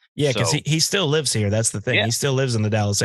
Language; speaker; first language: English; native; English